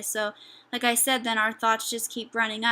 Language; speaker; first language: English; native; English